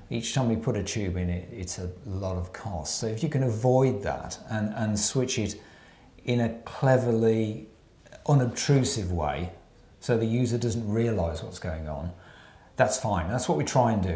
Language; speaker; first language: English; native; English